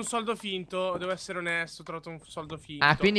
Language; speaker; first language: Italian; native; Italian